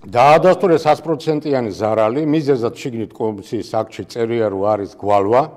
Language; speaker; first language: Georgian; native; Georgian